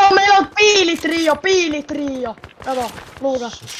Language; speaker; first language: Finnish; native; Finnish